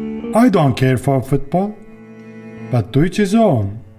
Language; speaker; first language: English; non-native, fluent; Turkish